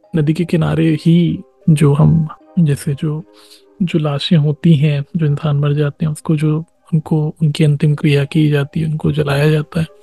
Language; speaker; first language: Hindi; native; Hindi